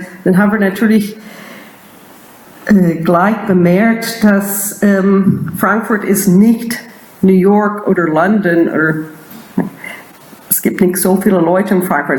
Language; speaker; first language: German; non-native, fluent; English